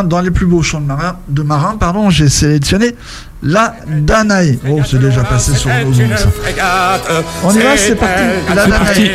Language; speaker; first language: French; native; French